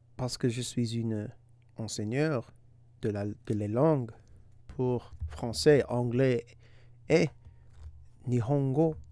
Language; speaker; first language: French; non-native, learner; English